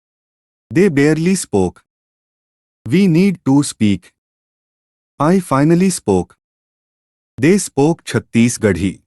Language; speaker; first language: English; non-native, fluent; Hindi